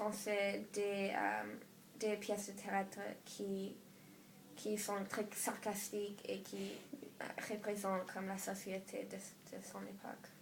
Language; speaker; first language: French; non-native, learner; English